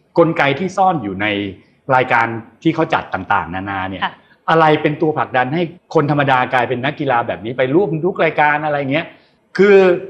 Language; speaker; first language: Thai; native; Thai